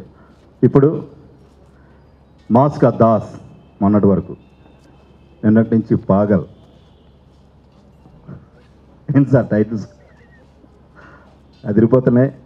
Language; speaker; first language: Telugu; native; Telugu